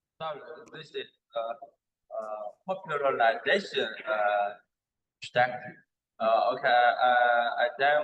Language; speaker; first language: English; non-native, learner; Chinese